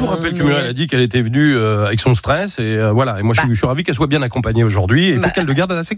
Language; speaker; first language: French; native; French